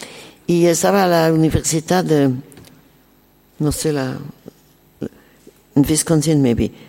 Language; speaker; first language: Spanish; non-native, learner; French